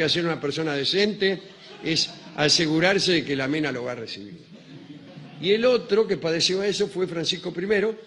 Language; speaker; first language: Spanish; native; Spanish